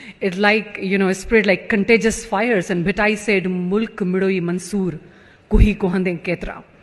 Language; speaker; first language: English; non-native, local second language; Punjabi